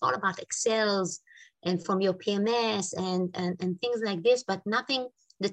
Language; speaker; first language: English; non-native, fluent; Hebrew